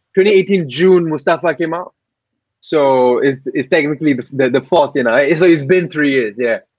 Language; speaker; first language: English; non-native, local second language; Tamil